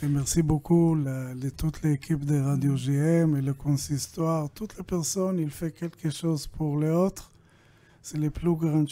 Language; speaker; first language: French; non-native, learner; Hebrew